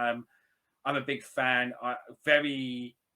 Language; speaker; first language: English; native; English